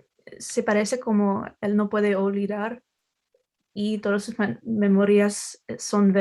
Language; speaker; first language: Spanish; non-native, learner; English